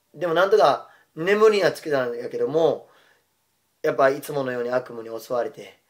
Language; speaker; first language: Japanese; native; Japanese